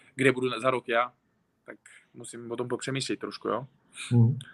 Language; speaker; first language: Czech; non-native, fluent; Uzbek